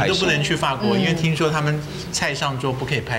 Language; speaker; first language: Chinese; native; Chinese